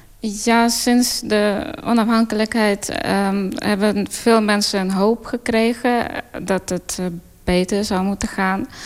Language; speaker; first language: Dutch; non-native, fluent; Ukrainian